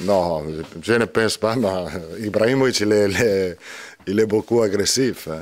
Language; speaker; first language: French; non-native, learner; Italian